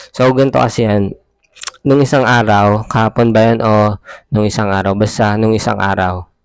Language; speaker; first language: Filipino; native; Filipino